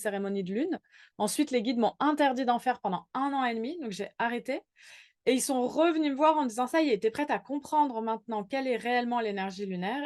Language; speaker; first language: French; native; French